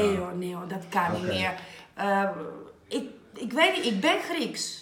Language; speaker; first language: Dutch; non-native, fluent; Greek